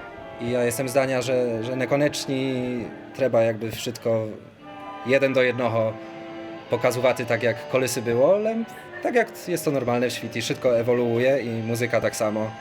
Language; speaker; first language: Polish; non-native, local second language; Rusyn